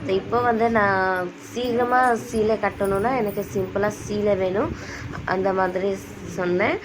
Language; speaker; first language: Tamil; non-native, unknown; Assamese